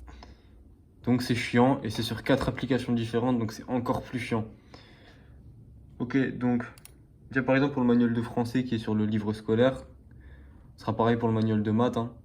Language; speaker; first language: French; native; French